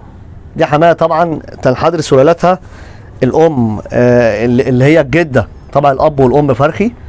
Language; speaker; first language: Arabic; native; Arabic